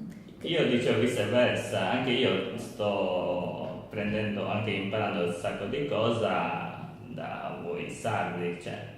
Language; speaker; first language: Italian; non-native, learner; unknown